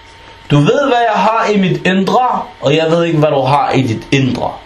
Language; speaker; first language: Danish; non-native, fluent; Arabic